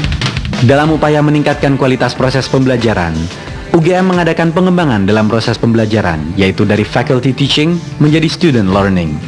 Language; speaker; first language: Indonesian; native; Indonesian